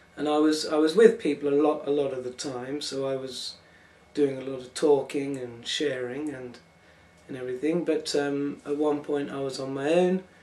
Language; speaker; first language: English; native; English